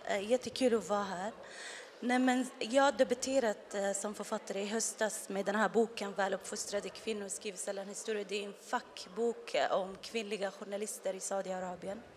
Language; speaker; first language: Swedish; non-native, fluent; Arabic